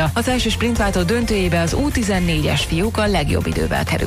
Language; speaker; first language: Hungarian; native; Hungarian